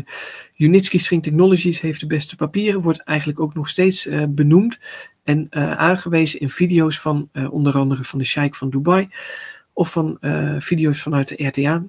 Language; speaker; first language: Dutch; native; Dutch